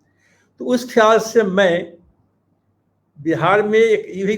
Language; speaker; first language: Hindi; native; Hindi